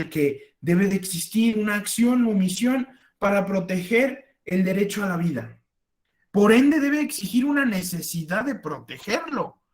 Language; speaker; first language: Spanish; native; Spanish